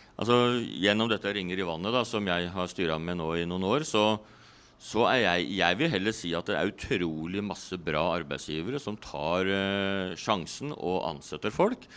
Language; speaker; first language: Norwegian; native; Norwegian